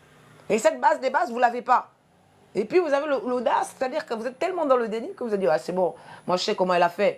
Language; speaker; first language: French; native; French